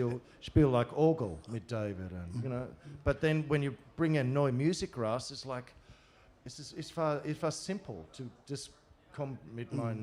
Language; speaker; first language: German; non-native, learner; English